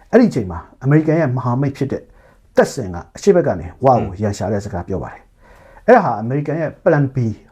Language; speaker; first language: Burmese; native; Burmese